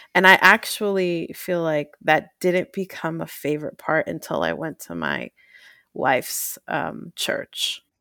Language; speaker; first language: English; early bilingual, other home language; Spanish